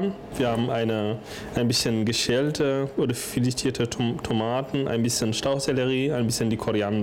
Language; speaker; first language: German; non-native, fluent; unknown